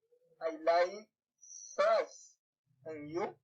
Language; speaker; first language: English; non-native, learner; Spanish